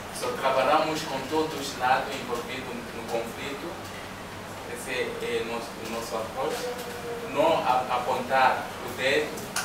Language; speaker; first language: Portuguese; non-native, learner; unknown